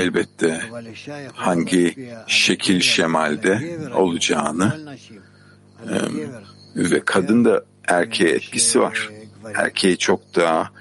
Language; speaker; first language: Turkish; native; Turkish